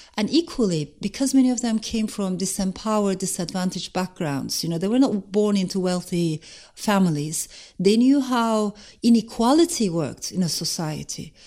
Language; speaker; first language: English; non-native, fluent; Turkish